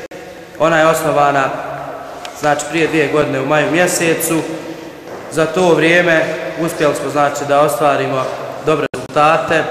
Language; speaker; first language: Croatian; native; Croatian